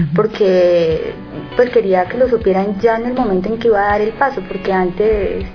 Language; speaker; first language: Spanish; native; Spanish